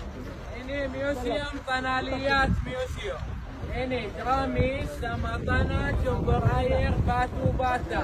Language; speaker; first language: Indonesian; non-native, learner; Arabic